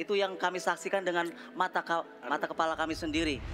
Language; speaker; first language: Indonesian; native; Indonesian